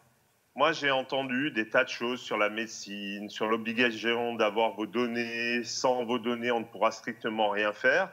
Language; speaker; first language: French; native; French